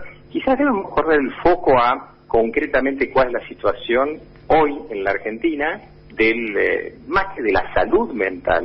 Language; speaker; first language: Spanish; native; Spanish